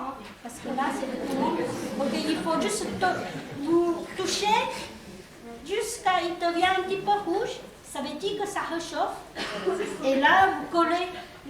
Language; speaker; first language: French; non-native, local second language; Chinese